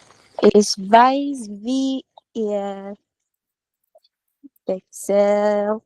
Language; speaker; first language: German; non-native, learner; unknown